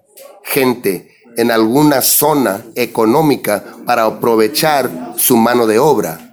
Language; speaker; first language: Spanish; early bilingual, heritage; English